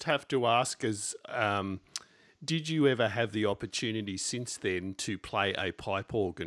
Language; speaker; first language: English; native; English